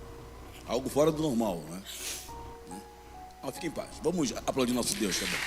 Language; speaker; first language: Portuguese; native; Portuguese